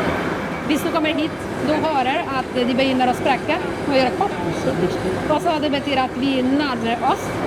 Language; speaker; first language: Norwegian; non-native, fluent; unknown